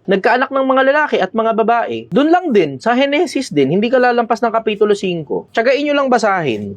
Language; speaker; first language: Filipino; native; Filipino